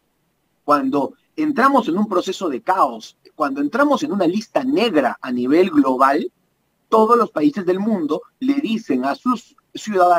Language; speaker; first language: Spanish; native; Spanish